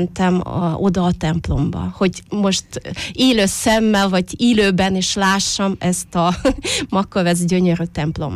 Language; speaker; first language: Hungarian; non-native, fluent; Russian